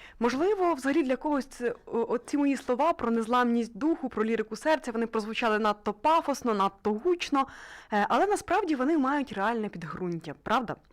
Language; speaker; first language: Ukrainian; native; Ukrainian